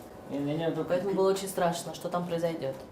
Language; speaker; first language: Russian; native; Russian